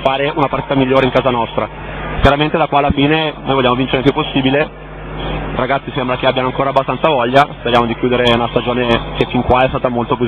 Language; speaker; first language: Italian; native; Italian